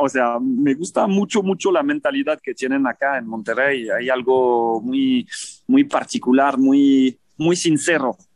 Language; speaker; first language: Spanish; non-native, fluent; French